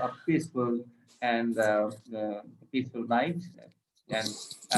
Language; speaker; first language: English; non-native, local second language; Urdu